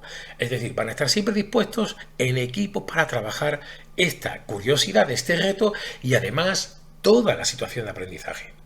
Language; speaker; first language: Spanish; native; Spanish